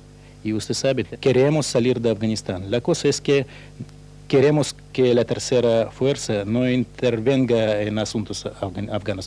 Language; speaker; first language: Spanish; non-native, fluent; Russian